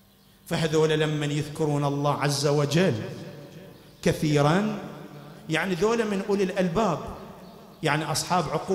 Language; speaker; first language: Arabic; native; Arabic